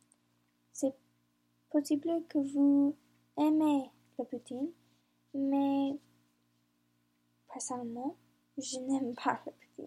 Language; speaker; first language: French; non-native, learner; English